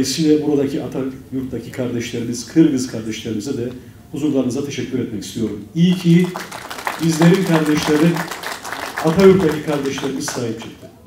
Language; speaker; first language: Turkish; native; Turkish